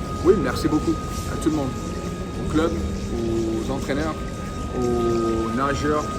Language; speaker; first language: French; non-native, fluent; English